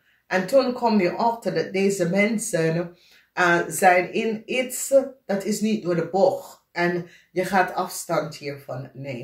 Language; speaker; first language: Dutch; non-native, fluent; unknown